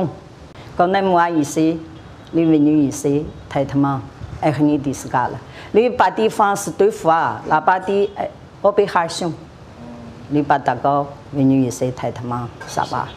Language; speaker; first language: French; non-native, learner; Chinese